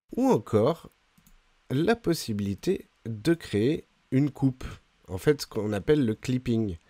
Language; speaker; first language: French; native; French